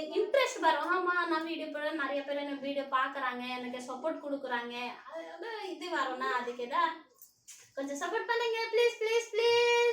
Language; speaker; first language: Tamil; non-native, local second language; Odia